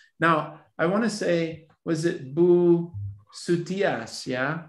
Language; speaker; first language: English; native; English